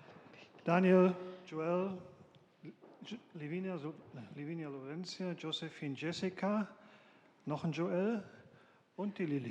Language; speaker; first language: German; native; German